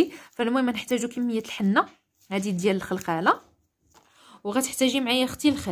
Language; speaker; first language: Arabic; native; Arabic